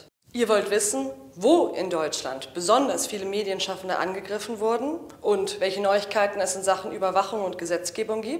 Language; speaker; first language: German; native; German